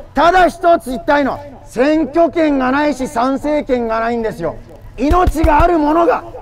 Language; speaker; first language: Japanese; native; Japanese